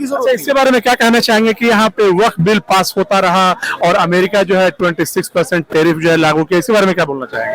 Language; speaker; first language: Hindi; native; Hindi